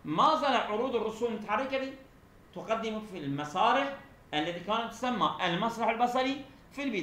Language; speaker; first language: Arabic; non-native, fluent; Turkish